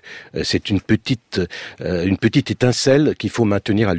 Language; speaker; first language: French; early bilingual, other home language; Romanian